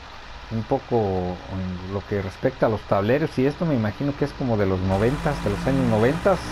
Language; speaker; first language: Spanish; native; Spanish